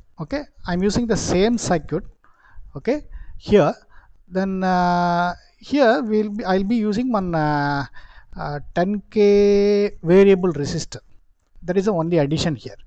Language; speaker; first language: English; non-native, local second language; Tamil